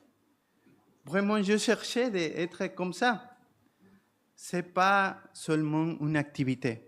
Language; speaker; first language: French; non-native, fluent; Spanish